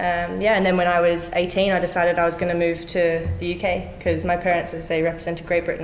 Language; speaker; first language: English; native; English